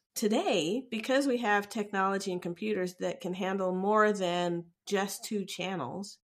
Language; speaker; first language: English; native; English